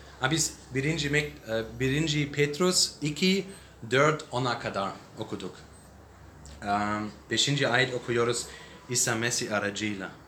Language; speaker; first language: Turkish; non-native, learner; English